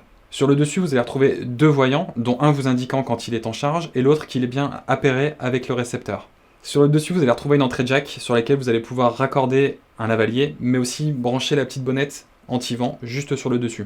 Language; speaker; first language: French; native; French